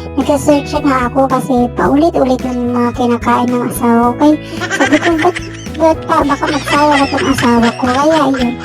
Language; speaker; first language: Filipino; non-native, local second language; Iloko